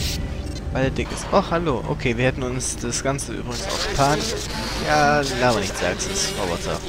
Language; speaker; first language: German; native; German